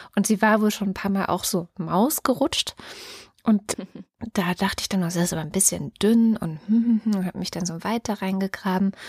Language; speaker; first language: German; native; German